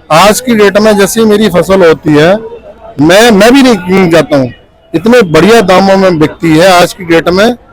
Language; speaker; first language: Hindi; native; Hindi